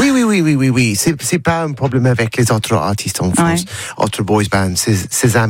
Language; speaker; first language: French; non-native, learner; English